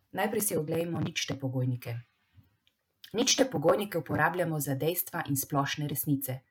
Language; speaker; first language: Slovenian; native; Slovenian